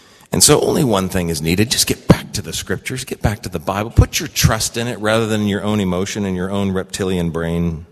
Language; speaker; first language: English; native; English